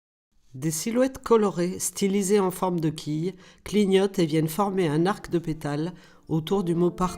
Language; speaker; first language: French; native; French